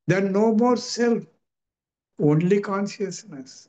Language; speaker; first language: English; non-native, local second language; Tamil